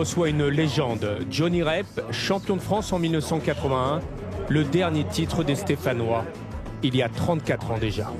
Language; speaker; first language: French; native; French